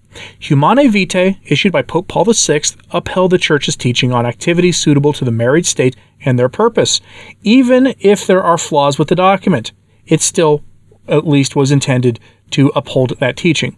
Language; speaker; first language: English; native; English